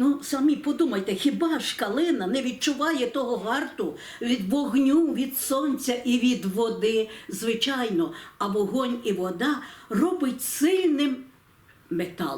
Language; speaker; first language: Ukrainian; native; Ukrainian